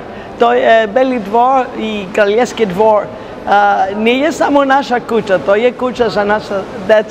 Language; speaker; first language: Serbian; non-native, learner; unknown